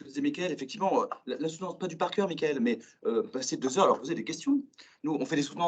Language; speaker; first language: French; native; French